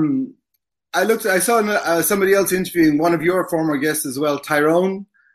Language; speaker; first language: English; native; English